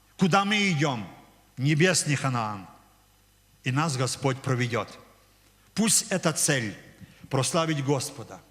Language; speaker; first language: Russian; non-native, local second language; Ukrainian